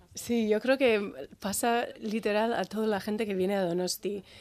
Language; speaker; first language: Spanish; non-native, fluent; English